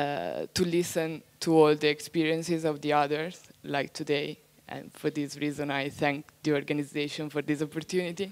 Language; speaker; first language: English; non-native, fluent; Italian